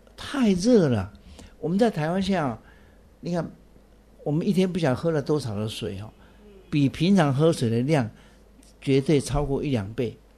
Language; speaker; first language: Chinese; native; Chinese